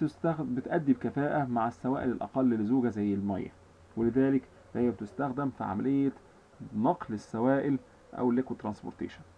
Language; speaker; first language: Arabic; native; Arabic